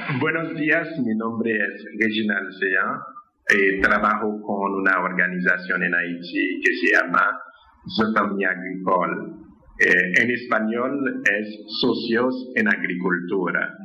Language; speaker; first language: Spanish; non-native, fluent; Haitian Creole